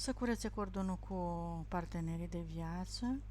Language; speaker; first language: Romanian; native; Romanian